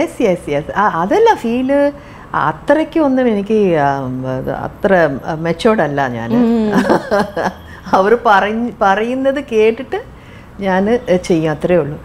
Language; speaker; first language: Malayalam; non-native, fluent; Tamil